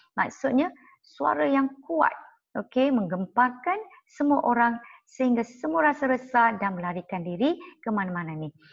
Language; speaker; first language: Malay; non-native, local second language; Chinese